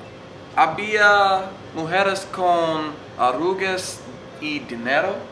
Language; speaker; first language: Spanish; non-native, learner; English